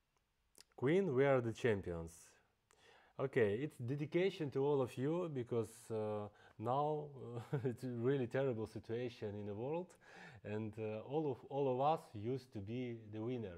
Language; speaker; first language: English; non-native, fluent; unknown